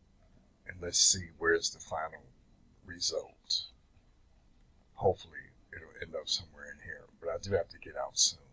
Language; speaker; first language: English; native; English